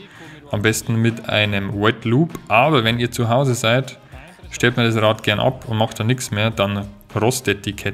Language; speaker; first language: German; native; German